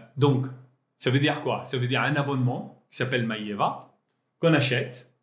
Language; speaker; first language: French; non-native, local second language; Arabic